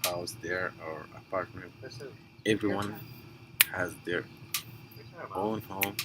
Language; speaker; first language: English; non-native, fluent; Arabic